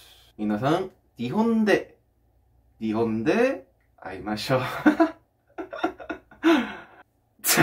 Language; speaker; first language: Japanese; non-native, fluent; Korean